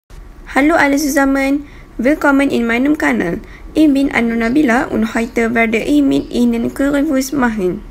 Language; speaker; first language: German; non-native, learner; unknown